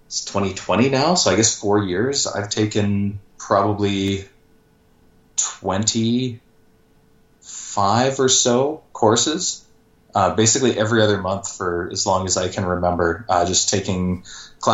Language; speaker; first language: English; native; English